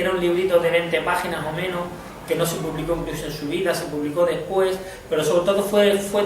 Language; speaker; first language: Spanish; native; Spanish